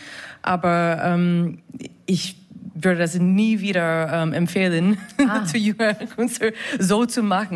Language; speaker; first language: German; non-native, fluent; English